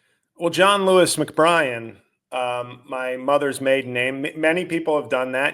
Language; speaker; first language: English; native; English